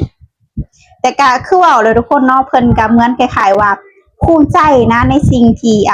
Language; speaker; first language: Thai; non-native, local second language; Lao